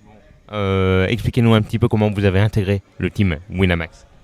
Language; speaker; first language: French; native; French